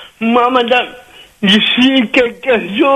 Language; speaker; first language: French; non-native, local second language; Réunion Creole French